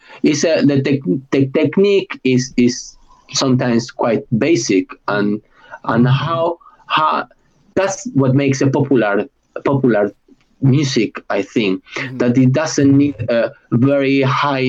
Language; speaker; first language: English; non-native, fluent; Spanish